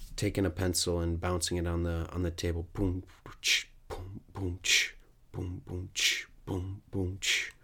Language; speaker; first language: English; native; English